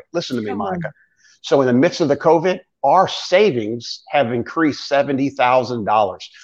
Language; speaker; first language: English; native; English